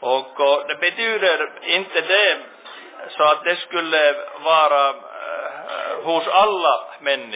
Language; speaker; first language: Swedish; non-native, local second language; Finnish